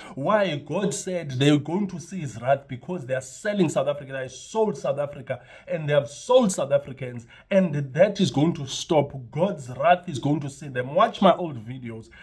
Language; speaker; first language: English; non-native, local second language; Xhosa